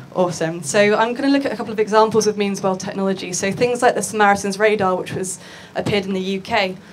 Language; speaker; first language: English; native; English